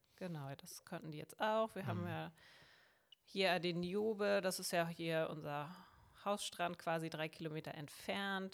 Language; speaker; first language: German; native; German